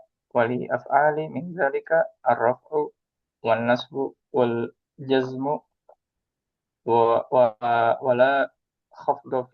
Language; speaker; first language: Arabic; non-native, learner; Indonesian